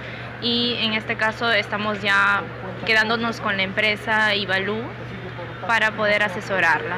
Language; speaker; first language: Spanish; native; Spanish